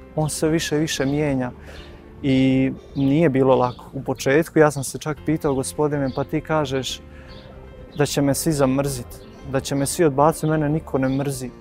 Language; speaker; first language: Croatian; native; Croatian